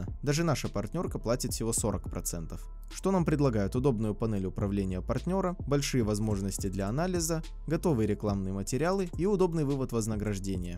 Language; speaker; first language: Russian; native; Russian